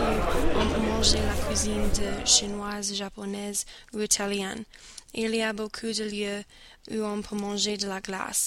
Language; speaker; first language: French; non-native, learner; English